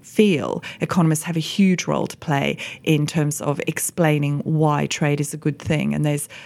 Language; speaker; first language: English; native; English